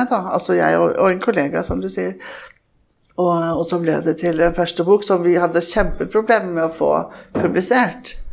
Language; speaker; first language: Norwegian; early bilingual, heritage; Norwegian